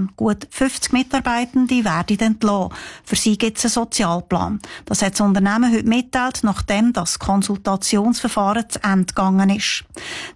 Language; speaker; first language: German; native; German